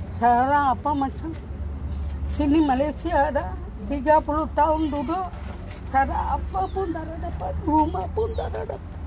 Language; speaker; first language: Malay; non-native, learner; Tamil